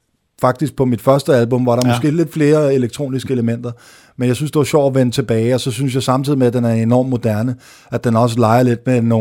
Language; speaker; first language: Danish; native; Danish